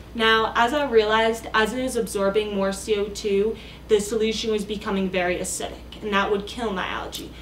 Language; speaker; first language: English; native; English